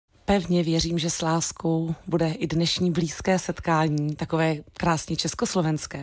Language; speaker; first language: Czech; native; Czech